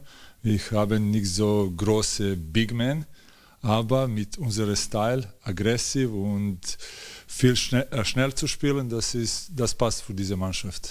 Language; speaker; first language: German; non-native, learner; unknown